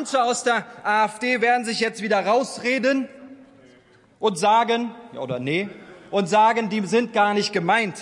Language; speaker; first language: German; early bilingual, other home language; Turkish